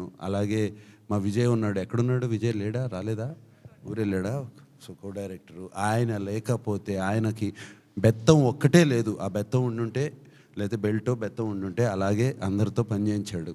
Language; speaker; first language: Telugu; native; Telugu